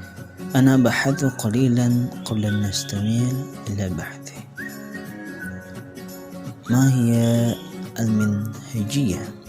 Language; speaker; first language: Arabic; non-native, learner; Indonesian